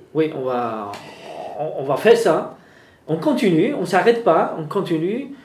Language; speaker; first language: French; non-native, fluent; Vietnamese